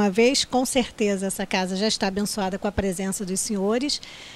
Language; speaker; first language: Portuguese; native; Portuguese